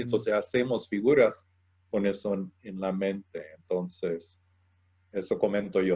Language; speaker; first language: Spanish; non-native, fluent; English